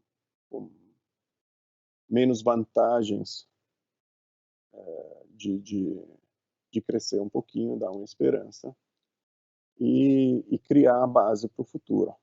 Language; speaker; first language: Portuguese; non-native, fluent; Italian